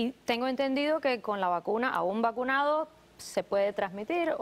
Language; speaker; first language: Spanish; native; Spanish